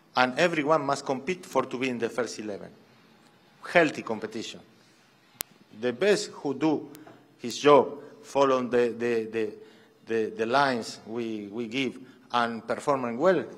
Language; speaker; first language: English; non-native, fluent; Spanish